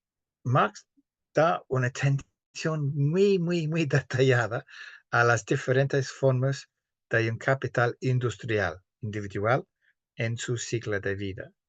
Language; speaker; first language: Spanish; non-native, fluent; English